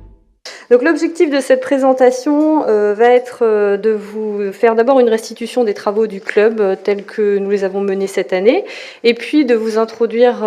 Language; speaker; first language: French; native; French